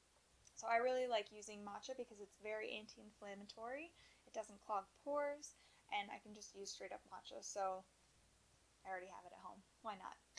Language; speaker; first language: English; native; English